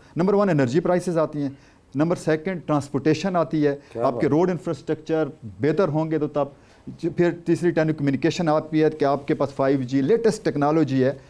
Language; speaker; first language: Urdu; non-native, local second language; Saraiki